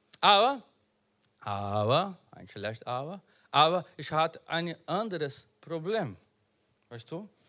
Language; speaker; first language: German; non-native, learner; Portuguese